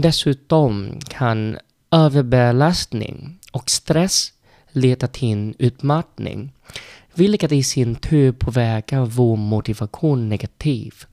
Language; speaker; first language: Swedish; non-native, learner; Vietnamese